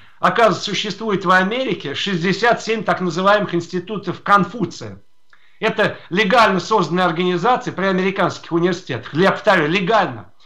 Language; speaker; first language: Russian; native; Russian